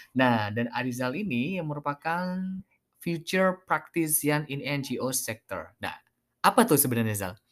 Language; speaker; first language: Indonesian; native; Indonesian